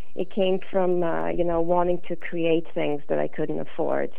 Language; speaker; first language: English; non-native, fluent; Serbian